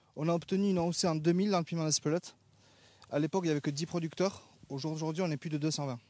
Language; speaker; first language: French; native; French